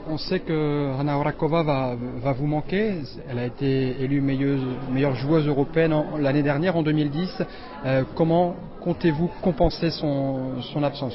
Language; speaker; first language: French; native; French